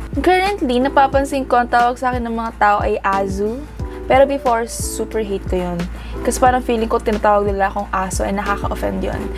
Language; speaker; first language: Filipino; early bilingual, heritage; Japanese